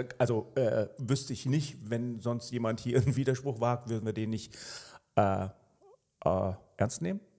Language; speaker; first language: German; native; German